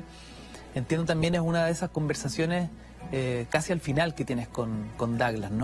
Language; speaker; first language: Spanish; native; Spanish